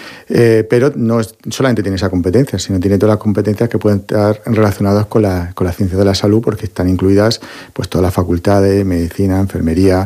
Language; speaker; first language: Spanish; native; Spanish